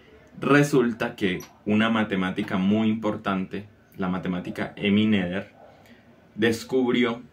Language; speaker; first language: Spanish; native; Spanish